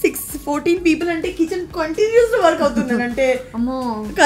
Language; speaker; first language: Telugu; non-native, learner; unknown